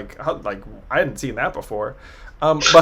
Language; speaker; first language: English; native; English